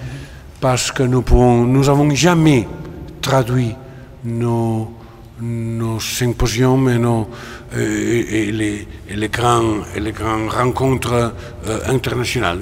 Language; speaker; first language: French; non-native, fluent; Catalan